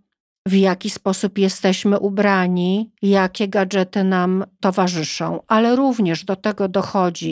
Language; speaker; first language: Polish; native; Polish